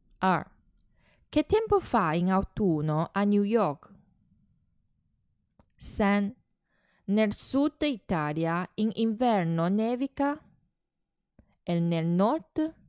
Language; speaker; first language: Italian; non-native, fluent; Chinese